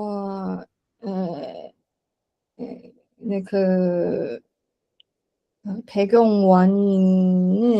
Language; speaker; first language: Korean; non-native, learner; Chinese